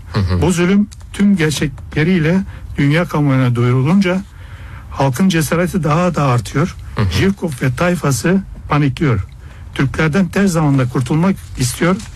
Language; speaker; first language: Turkish; early bilingual, heritage; Turkish